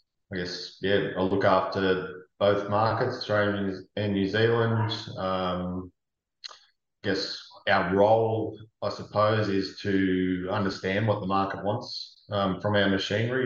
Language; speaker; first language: English; native; English